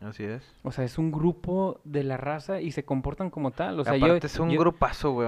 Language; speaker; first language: Spanish; native; Spanish